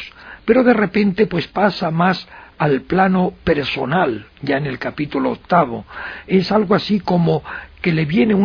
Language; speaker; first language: Spanish; native; Spanish